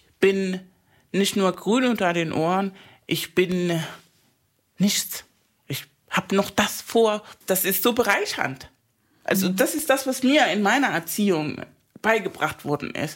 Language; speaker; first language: German; native; German